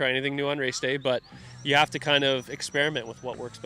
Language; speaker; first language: English; native; English